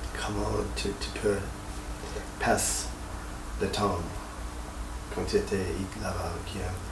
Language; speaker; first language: French; non-native, learner; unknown